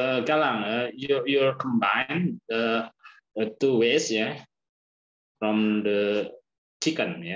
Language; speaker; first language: English; non-native, learner; Indonesian